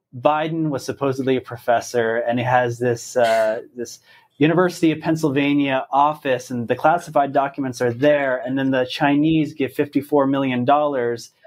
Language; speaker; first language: English; native; English